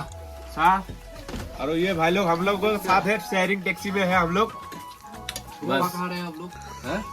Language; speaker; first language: Hindi; non-native, local second language; Assamese